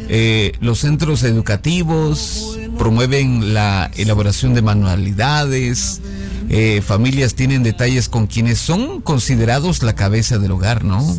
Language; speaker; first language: Spanish; native; Spanish